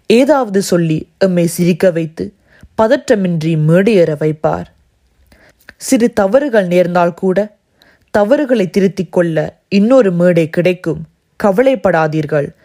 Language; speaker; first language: Tamil; early bilingual, heritage; Tamil